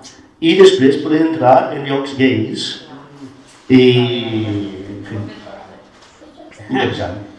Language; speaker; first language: Catalan; non-native, fluent; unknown